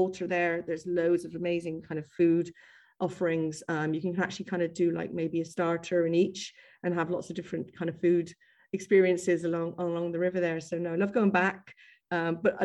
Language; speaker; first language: English; native; English